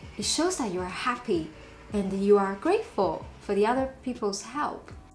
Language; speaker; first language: English; non-native, fluent; Chinese